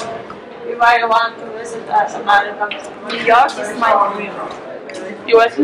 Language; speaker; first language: English; non-native, learner; Ukrainian